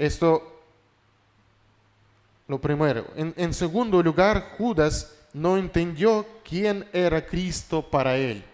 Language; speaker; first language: Spanish; non-native, fluent; Russian